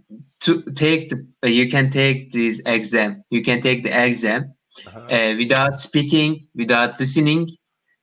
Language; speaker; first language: English; non-native, learner; Turkish